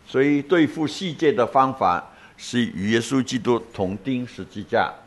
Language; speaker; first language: Chinese; non-native, local second language; Cantonese